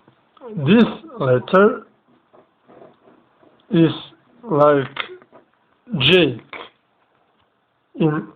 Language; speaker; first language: English; non-native, learner; Bosnian